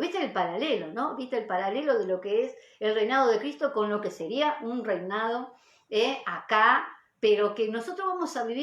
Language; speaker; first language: Spanish; native; Spanish